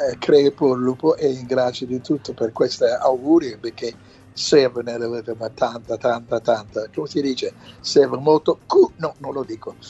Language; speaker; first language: Italian; non-native, fluent; English